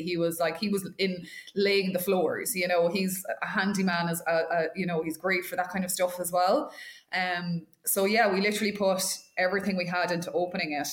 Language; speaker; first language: English; native; English